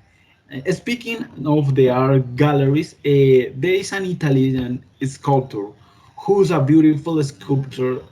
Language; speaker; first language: English; non-native, learner; Spanish